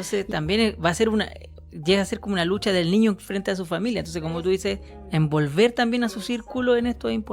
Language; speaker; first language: Spanish; native; Spanish